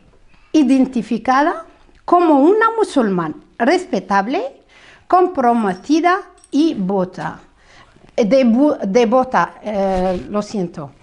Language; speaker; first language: Spanish; non-native, fluent; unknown